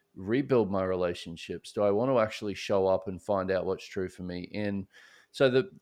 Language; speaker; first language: English; native; English